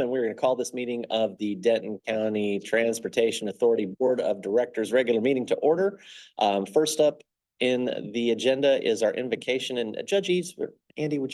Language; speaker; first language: English; native; English